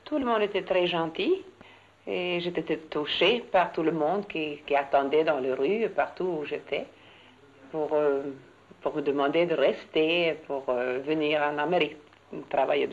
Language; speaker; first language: French; non-native, learner; Swedish